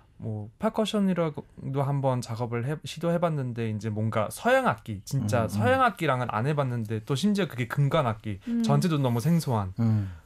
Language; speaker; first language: Korean; early bilingual, heritage; German